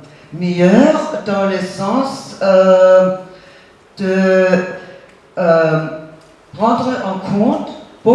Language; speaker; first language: French; non-native, fluent; German